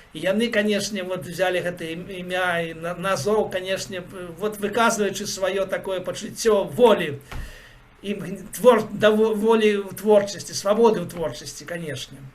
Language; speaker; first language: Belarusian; native; Belarusian